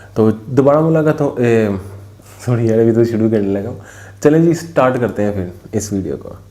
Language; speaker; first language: Urdu; native; Urdu